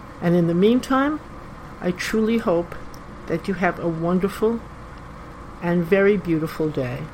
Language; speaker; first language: English; native; English